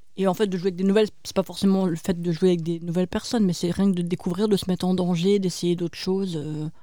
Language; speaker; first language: French; native; French